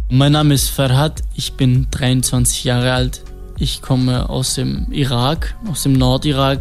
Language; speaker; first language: German; non-native, fluent; Kurdish